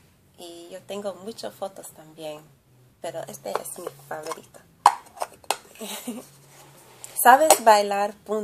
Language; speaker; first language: Spanish; early bilingual, heritage; English